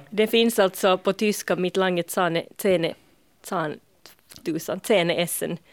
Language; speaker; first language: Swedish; native; Swedish